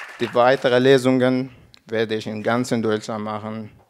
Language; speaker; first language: German; non-native, learner; Persian